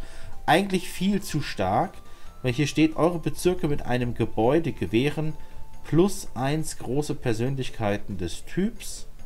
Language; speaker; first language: German; native; German